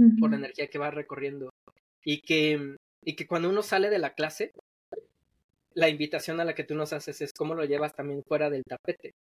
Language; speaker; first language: Spanish; native; Spanish